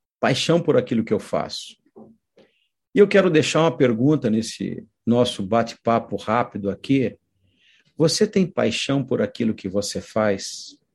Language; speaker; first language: Portuguese; native; Portuguese